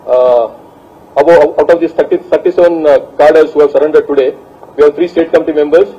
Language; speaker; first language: English; non-native, local second language; Telugu